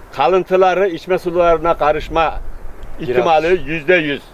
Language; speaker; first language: Turkish; native; Turkish